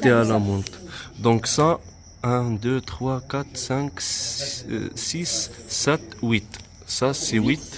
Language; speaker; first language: French; non-native, learner; Arabic